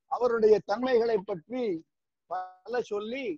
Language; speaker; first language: Tamil; native; Tamil